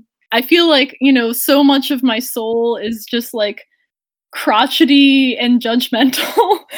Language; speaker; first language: English; native; English